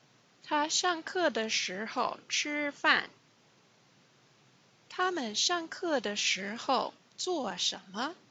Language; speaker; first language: Chinese; non-native, fluent; English